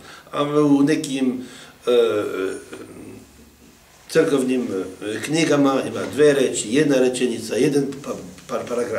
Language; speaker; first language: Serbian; non-native, fluent; French